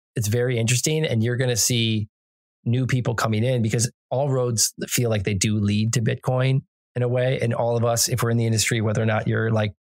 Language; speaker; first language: English; native; English